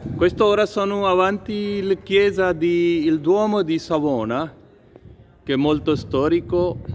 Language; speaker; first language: Italian; non-native, learner; Urdu